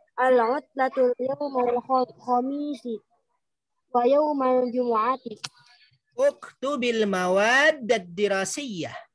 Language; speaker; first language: Arabic; non-native, learner; Indonesian